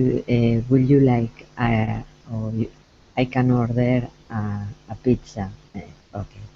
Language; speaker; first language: English; non-native, learner; Spanish